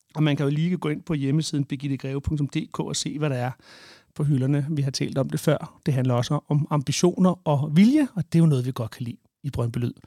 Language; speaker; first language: Danish; native; Danish